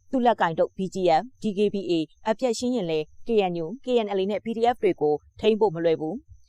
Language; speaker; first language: Burmese; native; Burmese